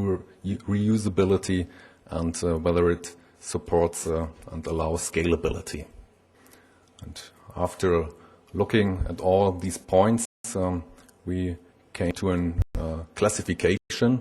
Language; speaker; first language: English; non-native, fluent; German